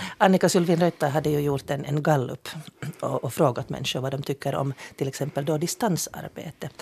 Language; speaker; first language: Swedish; native; Swedish